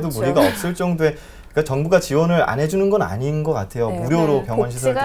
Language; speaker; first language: Korean; native; Korean